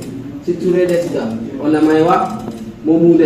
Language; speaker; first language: Japanese; non-native, learner; Indonesian